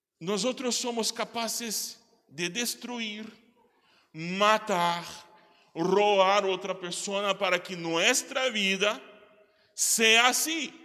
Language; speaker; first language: Spanish; non-native, learner; Portuguese